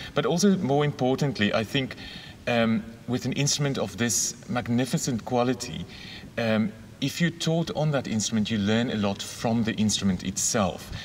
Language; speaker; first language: English; non-native, local second language; Afrikaans